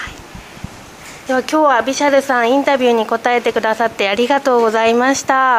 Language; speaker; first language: Japanese; native; Japanese